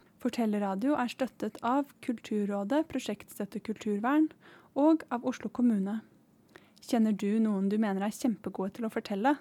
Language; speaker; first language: Norwegian; native; Norwegian